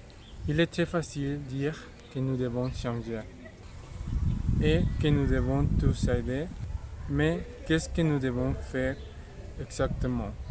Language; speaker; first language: French; non-native, learner; Spanish